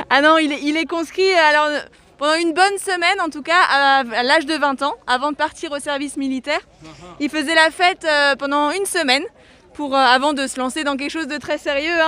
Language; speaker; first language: French; native; French